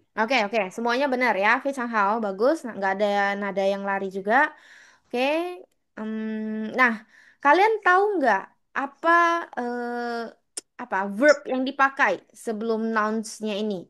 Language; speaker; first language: Indonesian; native; Indonesian